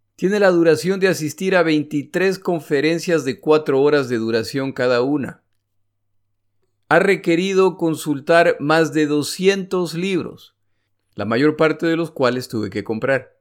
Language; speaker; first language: Spanish; native; Spanish